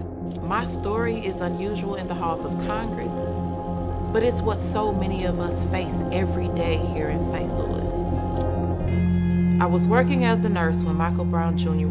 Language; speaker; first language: English; native; English